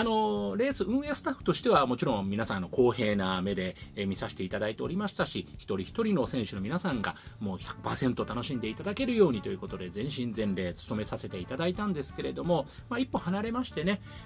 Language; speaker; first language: Japanese; native; Japanese